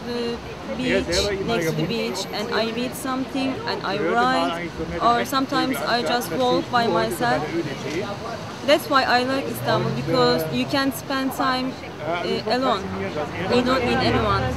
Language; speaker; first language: English; non-native, learner; Turkish